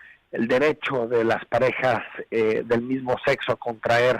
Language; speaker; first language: Spanish; native; Spanish